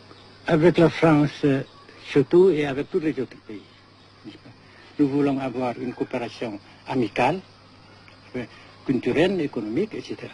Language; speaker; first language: French; non-native, local second language; Vietnamese